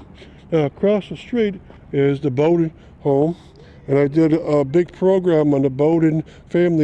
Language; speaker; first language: English; native; English